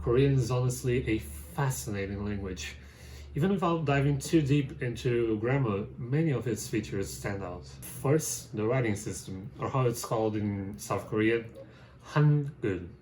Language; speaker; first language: English; non-native, fluent; Portuguese